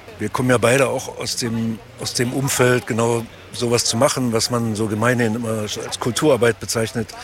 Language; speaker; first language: German; native; German